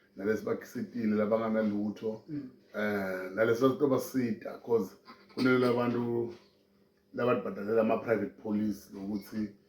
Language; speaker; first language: Zulu; non-native, local second language; Swati